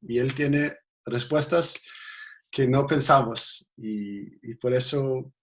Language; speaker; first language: Spanish; non-native, fluent; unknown